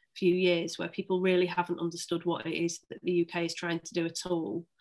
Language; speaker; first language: English; native; English